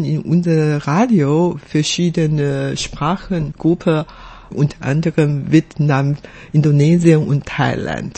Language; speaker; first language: German; non-native, fluent; Chinese